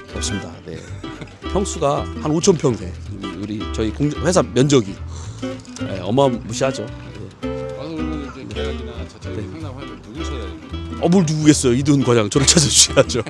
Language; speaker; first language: Korean; native; Korean